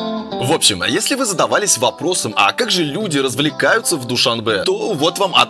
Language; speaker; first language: Russian; native; Russian